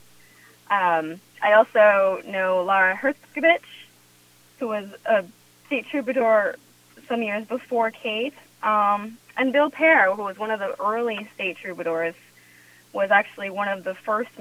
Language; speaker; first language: English; native; English